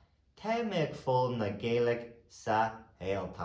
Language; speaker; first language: Irish; non-native, local second language; English